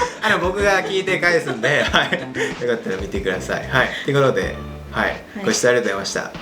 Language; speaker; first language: Japanese; native; Japanese